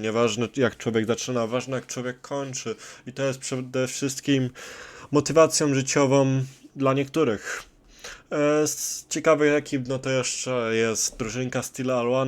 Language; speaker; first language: Polish; native; Polish